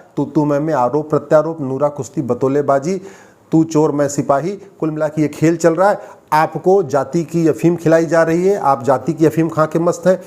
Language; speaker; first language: Hindi; native; Hindi